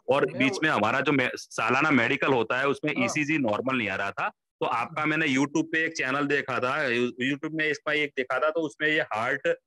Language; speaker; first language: Hindi; non-native, local second language; Gujarati